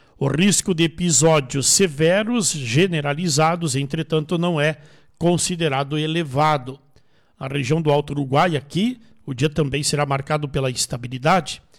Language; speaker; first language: Portuguese; native; Portuguese